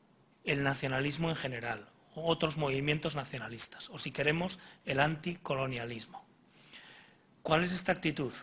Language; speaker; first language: Spanish; native; Spanish